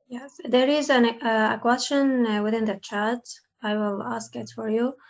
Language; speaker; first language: English; non-native, learner; Arabic